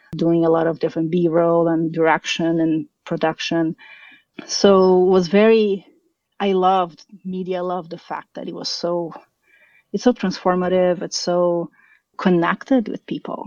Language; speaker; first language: English; non-native, fluent; Portuguese